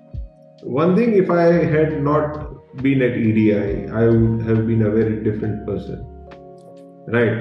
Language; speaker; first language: English; non-native, local second language; Gujarati